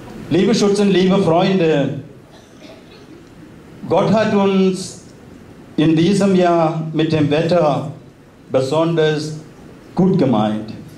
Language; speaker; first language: German; non-native, fluent; Malayalam